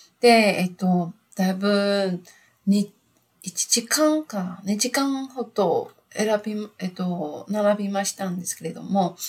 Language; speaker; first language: Japanese; non-native, learner; Chinese